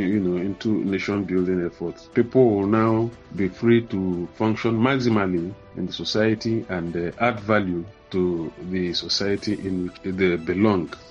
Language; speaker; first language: English; non-native, local second language; Igbo